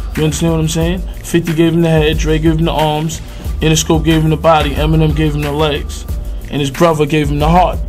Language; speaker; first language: English; native; English